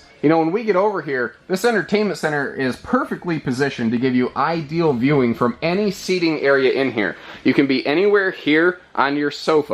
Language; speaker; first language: English; native; English